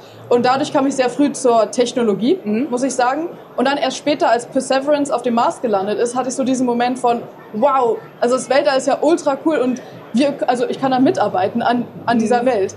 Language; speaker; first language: German; native; German